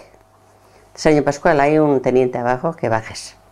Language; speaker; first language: Spanish; non-native, local second language; Basque